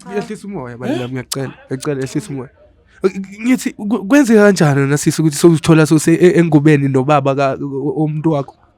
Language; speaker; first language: Zulu; non-native, local second language; Xhosa